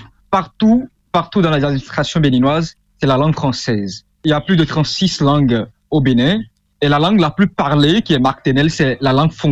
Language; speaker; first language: French; non-native, local second language; Fon